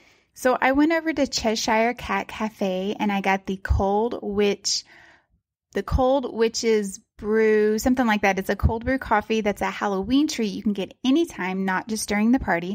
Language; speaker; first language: English; native; English